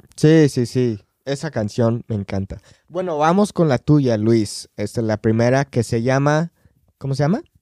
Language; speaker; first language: Spanish; non-native, fluent; English